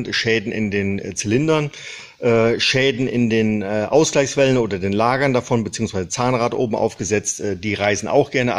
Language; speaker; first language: German; native; German